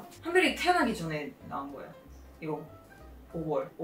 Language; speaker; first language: Korean; non-native, fluent; English